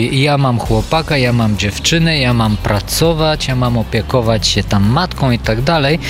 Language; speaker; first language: Polish; non-native, fluent; Bulgarian